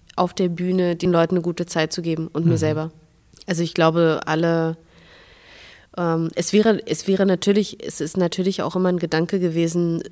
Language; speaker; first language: German; non-native, fluent; Belarusian